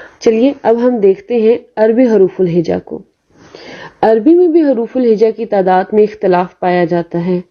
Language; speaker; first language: Urdu; native; Urdu